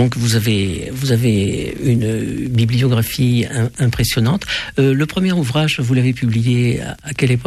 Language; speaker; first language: French; native; French